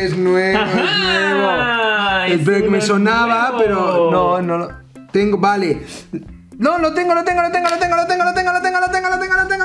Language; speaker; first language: Spanish; native; Spanish